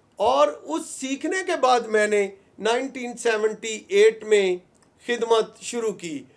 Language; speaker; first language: Urdu; non-native, local second language; Punjabi